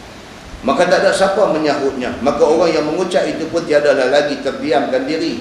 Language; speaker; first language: Malay; native; Malay